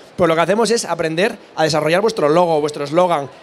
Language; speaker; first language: Spanish; native; Spanish